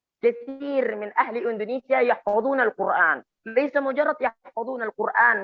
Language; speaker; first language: Arabic; non-native, fluent; Indonesian